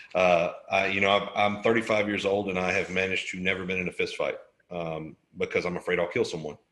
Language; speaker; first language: English; native; English